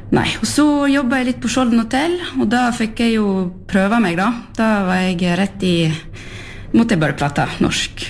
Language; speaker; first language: Norwegian; non-native, fluent; French